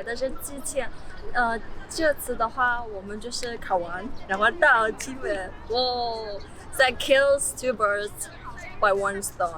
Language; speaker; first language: Chinese; non-native, learner; Mongolian